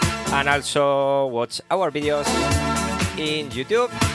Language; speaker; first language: English; non-native, learner; Spanish